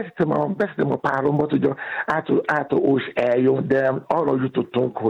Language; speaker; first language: Hungarian; non-native, fluent; Yoruba